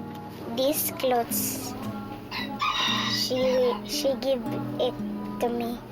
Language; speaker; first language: English; non-native, learner; Cebuano